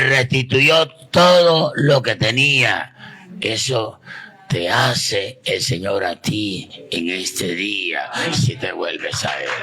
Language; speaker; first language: Spanish; native; Spanish